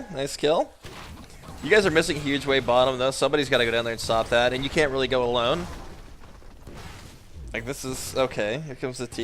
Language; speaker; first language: English; native; English